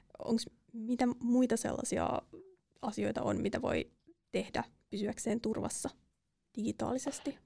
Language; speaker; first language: Finnish; native; Finnish